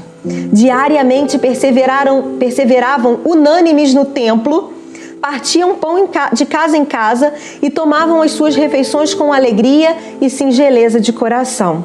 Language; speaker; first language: Portuguese; native; Portuguese